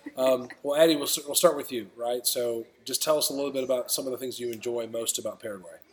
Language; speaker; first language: English; native; English